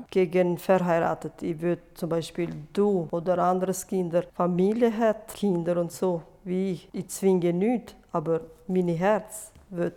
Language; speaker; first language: German; non-native, fluent; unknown